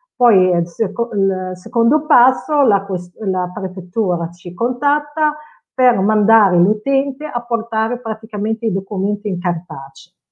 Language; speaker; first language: Italian; non-native, fluent; Arabic